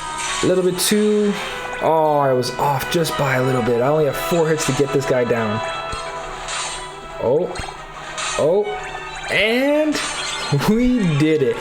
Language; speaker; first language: English; native; English